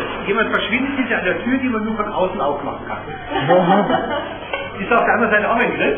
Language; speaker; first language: German; native; German